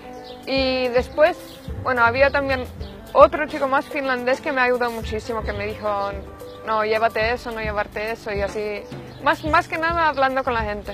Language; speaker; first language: Spanish; non-native, fluent; Finnish